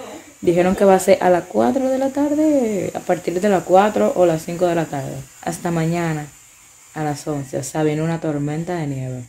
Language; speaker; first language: Spanish; native; Spanish